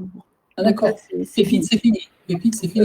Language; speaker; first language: French; native; French